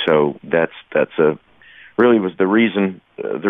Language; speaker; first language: English; native; English